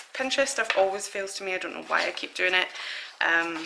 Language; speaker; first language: English; native; English